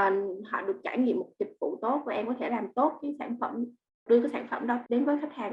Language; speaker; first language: Vietnamese; native; Vietnamese